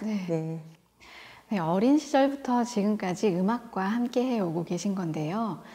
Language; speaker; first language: Korean; native; Korean